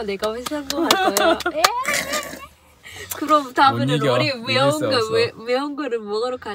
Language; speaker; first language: Korean; non-native, learner; Arabic